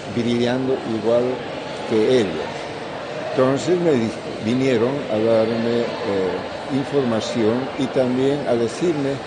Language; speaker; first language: Spanish; native; Spanish